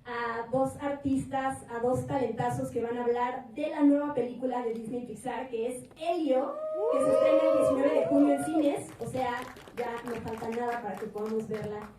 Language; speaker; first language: Spanish; native; Spanish